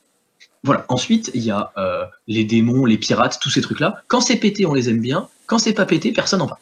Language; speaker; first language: French; native; French